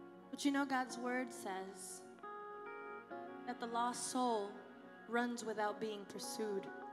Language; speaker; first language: English; early bilingual, other home language; Spanish